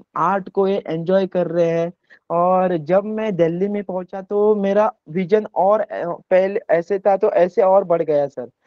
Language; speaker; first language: Hindi; non-native, local second language; Konkani